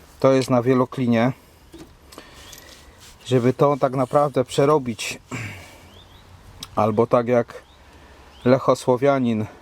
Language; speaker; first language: Polish; native; Polish